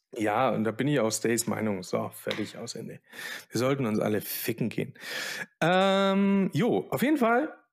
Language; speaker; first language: German; early bilingual, other home language; Polish